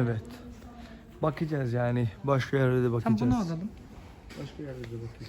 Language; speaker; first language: Turkish; non-native, learner; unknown